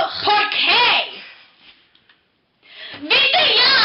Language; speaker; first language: Spanish; non-native, learner; English